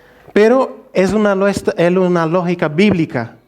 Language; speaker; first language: Spanish; non-native, fluent; Portuguese